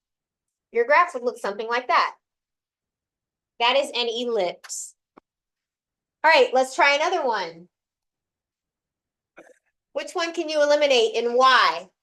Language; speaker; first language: English; native; English